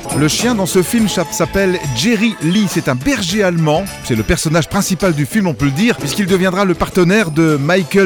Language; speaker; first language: French; native; French